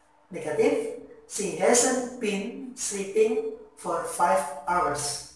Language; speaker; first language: English; non-native, fluent; Indonesian